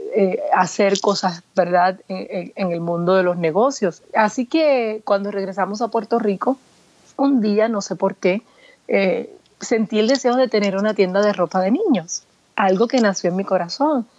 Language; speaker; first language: Spanish; native; Spanish